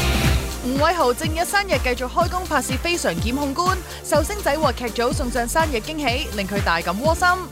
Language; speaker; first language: Chinese; native; Chinese